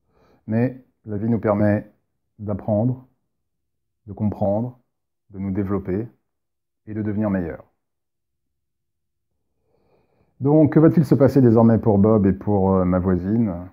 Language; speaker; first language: French; native; French